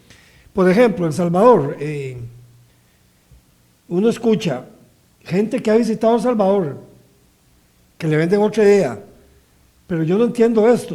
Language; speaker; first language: Spanish; native; Spanish